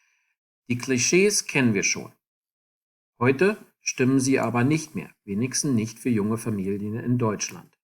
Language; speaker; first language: German; non-native, fluent; English